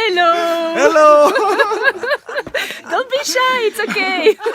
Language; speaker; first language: English; non-native, learner; French